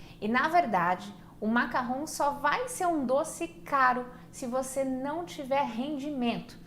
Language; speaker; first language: Portuguese; native; Portuguese